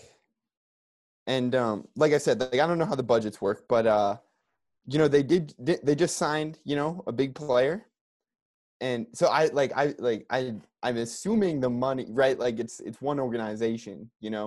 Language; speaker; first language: English; native; English